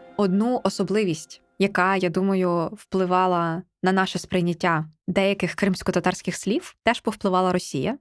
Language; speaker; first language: Ukrainian; native; Ukrainian